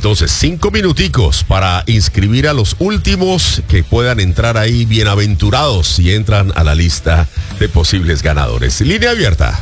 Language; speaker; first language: Spanish; native; Spanish